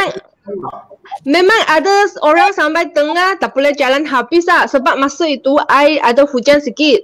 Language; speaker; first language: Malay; non-native, local second language; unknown